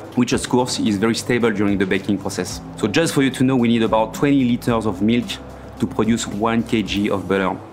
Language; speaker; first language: English; non-native, fluent; French